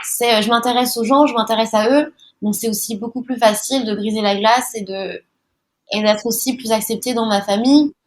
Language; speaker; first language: French; early bilingual, other home language; Malagasy